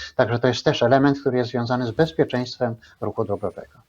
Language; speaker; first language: Polish; native; Polish